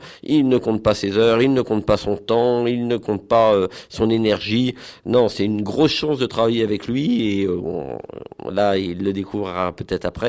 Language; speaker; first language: French; native; French